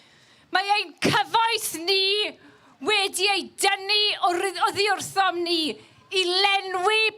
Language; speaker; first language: Welsh; non-native, local second language; English